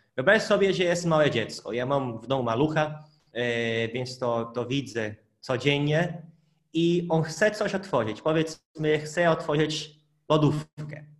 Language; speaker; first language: Polish; non-native, fluent; Portuguese